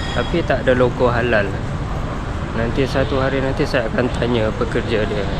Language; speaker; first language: Malay; non-native, fluent; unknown